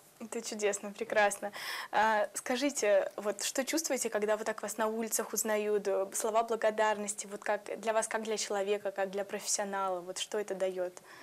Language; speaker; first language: Russian; native; Russian